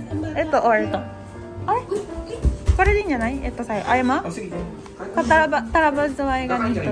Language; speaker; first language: Japanese; non-native, learner; Filipino